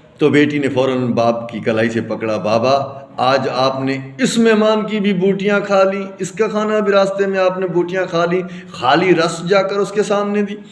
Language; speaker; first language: Urdu; non-native, local second language; Sindhi